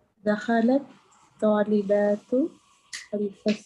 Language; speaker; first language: Arabic; non-native, learner; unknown